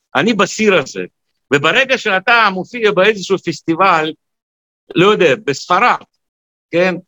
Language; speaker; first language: Hebrew; non-native, fluent; Russian